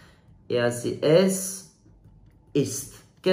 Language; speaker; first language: German; non-native, fluent; Serbian